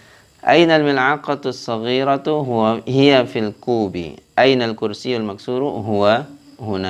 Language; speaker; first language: Arabic; non-native, fluent; Indonesian